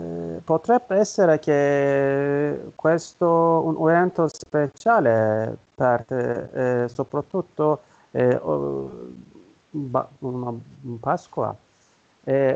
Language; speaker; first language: Italian; non-native, learner; Turkish